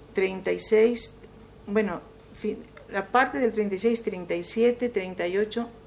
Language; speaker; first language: Spanish; native; Spanish